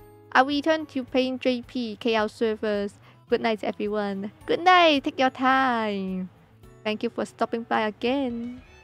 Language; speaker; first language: English; non-native, local second language; Cantonese